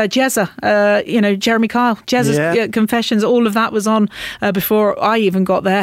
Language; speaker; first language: English; native; English